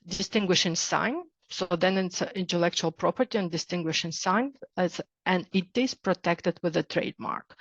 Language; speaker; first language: English; non-native, fluent; Ukrainian